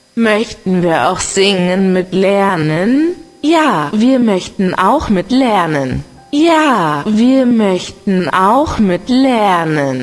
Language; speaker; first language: German; non-native, learner; Vietnamese